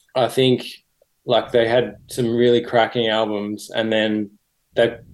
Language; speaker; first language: English; native; English